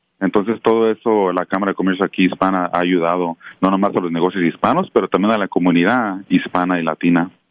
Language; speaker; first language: Spanish; native; Spanish